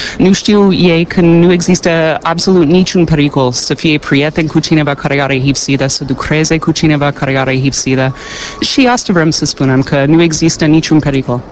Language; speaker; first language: Romanian; non-native, fluent; English